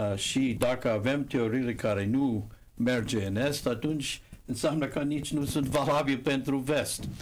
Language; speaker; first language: Romanian; non-native, fluent; English